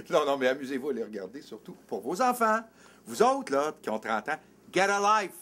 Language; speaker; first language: French; native; French